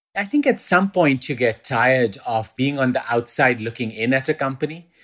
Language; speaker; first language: English; non-native, local second language; Urdu